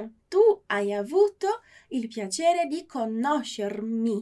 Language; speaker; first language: Italian; non-native, fluent; Portuguese